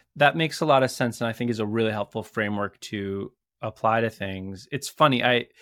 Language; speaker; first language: English; native; English